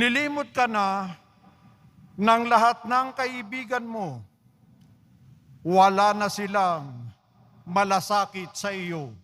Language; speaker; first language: Filipino; native; Filipino